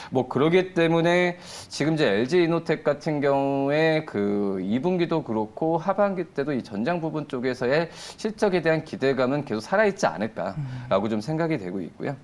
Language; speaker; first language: Korean; native; Korean